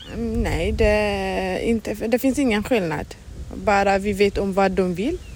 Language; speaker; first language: Swedish; non-native, learner; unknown